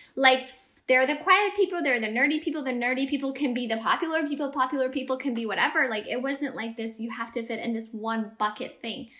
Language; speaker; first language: English; early bilingual, other home language; Amharic